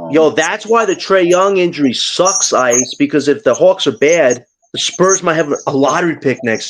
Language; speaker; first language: English; native; English